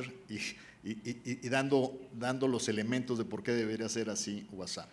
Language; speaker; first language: Spanish; native; Spanish